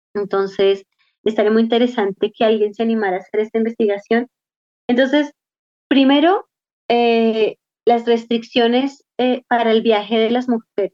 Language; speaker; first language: Spanish; native; Spanish